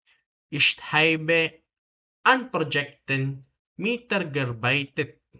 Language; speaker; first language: German; non-native, learner; Filipino